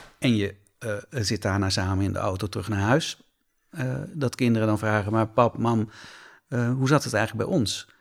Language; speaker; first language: Dutch; native; Dutch